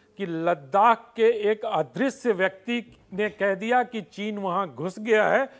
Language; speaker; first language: Hindi; native; Hindi